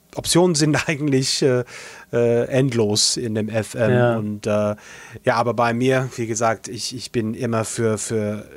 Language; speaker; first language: German; non-native, fluent; English